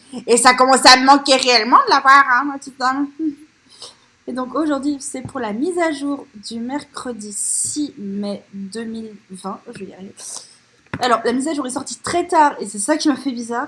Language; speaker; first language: French; native; French